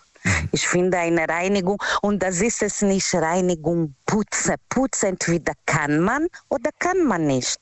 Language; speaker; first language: German; non-native, fluent; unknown